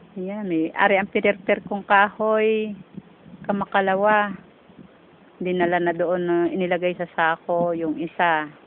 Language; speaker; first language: Filipino; native; Filipino